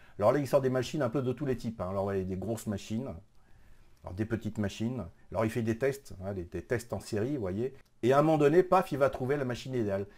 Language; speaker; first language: French; native; French